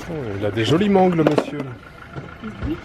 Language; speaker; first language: French; native; French